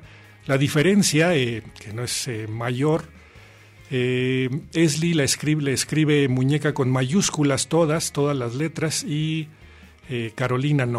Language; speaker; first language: Spanish; native; Spanish